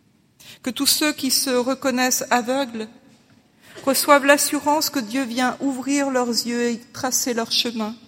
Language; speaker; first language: French; native; French